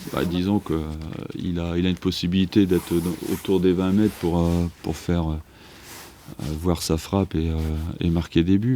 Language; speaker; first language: French; native; French